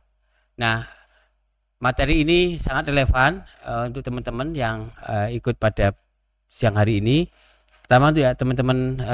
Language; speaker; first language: Indonesian; native; Indonesian